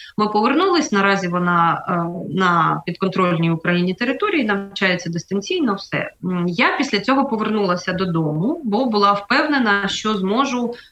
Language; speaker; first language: Ukrainian; native; Ukrainian